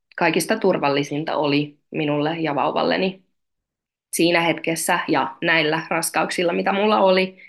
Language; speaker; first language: Finnish; non-native, fluent; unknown